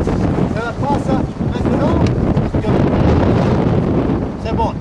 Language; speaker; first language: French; non-native, learner; English